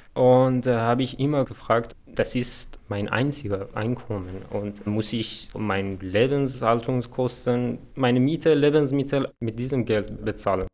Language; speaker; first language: German; non-native, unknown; Persian